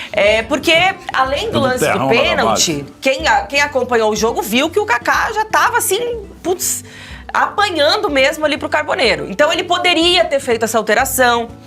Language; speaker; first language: Portuguese; native; Portuguese